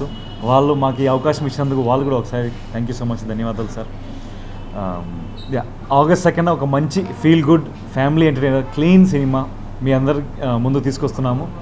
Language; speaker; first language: Telugu; native; Telugu